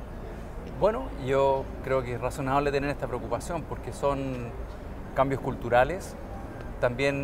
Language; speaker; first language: Spanish; native; Spanish